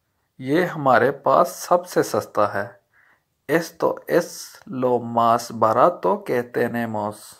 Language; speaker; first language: Spanish; non-native, learner; Urdu